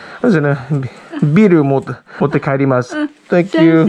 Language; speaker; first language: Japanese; non-native, learner; English